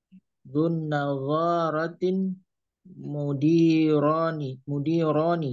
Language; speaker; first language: Arabic; non-native, learner; Indonesian